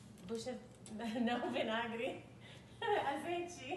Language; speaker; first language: Portuguese; non-native, learner; English